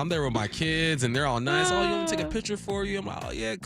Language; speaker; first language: English; native; English